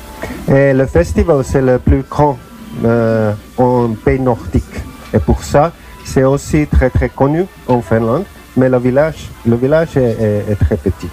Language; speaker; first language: French; non-native, learner; Finnish